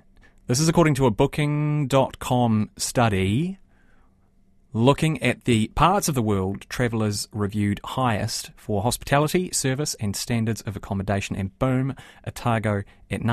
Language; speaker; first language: English; native; English